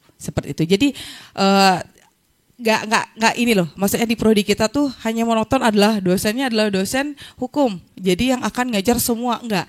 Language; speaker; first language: Indonesian; native; Indonesian